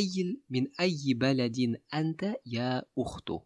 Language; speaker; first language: Arabic; non-native, fluent; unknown